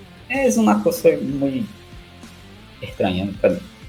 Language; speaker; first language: Spanish; non-native, learner; Portuguese